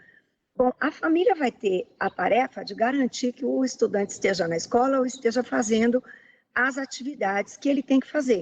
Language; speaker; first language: Portuguese; native; Portuguese